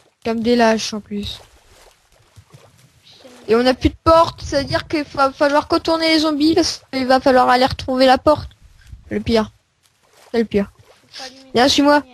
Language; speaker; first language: French; native; French